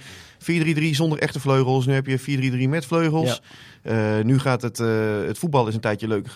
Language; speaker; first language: Dutch; native; Dutch